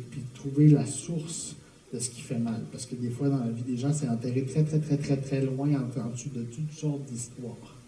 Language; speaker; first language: French; native; French